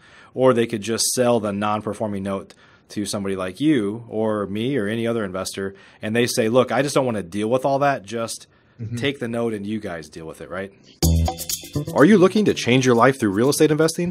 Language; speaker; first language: English; native; English